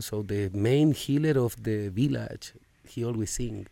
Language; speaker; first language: English; non-native, fluent; Spanish